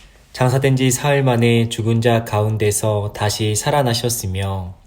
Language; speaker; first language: Korean; native; Korean